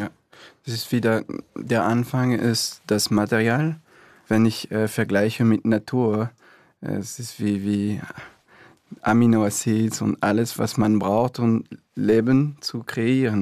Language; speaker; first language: German; non-native, fluent; French